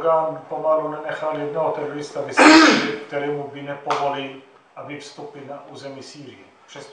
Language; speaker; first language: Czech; non-native, fluent; Arabic